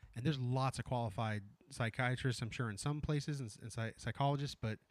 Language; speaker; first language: English; early bilingual, other home language; Spanish